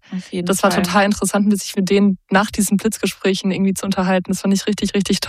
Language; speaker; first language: German; native; German